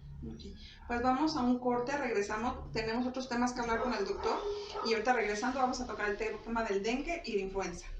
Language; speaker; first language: Spanish; native; Spanish